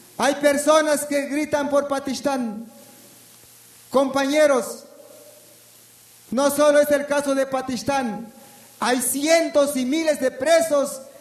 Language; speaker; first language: Spanish; non-native, local second language; Tzotzil